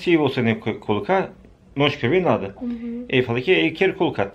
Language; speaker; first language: Portuguese; non-native, learner; Turkish